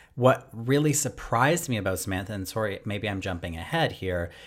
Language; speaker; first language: English; native; English